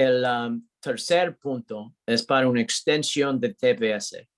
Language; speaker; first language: Spanish; non-native, learner; English